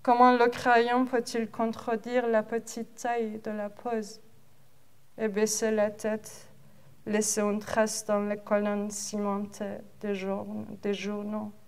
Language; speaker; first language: French; non-native, fluent; Persian